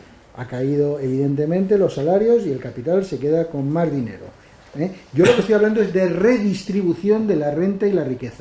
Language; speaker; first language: Spanish; native; Spanish